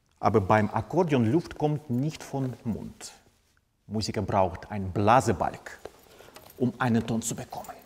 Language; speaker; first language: German; non-native, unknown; Ukrainian